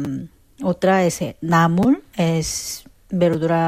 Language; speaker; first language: Spanish; non-native, fluent; Korean